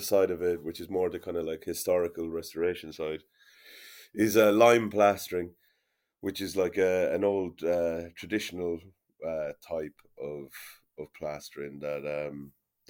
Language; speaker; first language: English; native; English